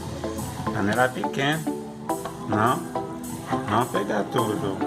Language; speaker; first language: Portuguese; non-native, learner; Haitian Creole